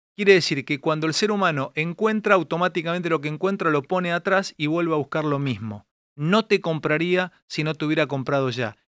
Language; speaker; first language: Spanish; native; Spanish